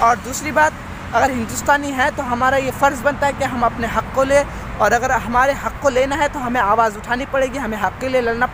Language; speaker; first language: Hindi; native; Hindi